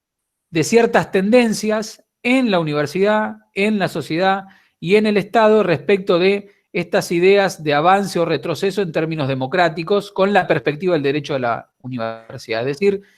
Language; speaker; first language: Spanish; native; Spanish